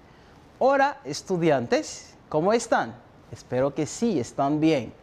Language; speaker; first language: Spanish; non-native, fluent; French